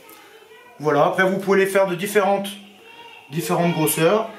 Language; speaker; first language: French; native; French